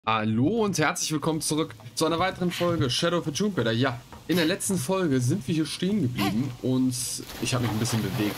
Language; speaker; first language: German; native; German